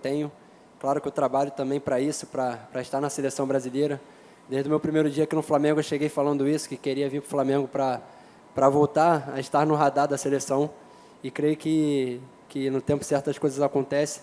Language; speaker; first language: Portuguese; native; Portuguese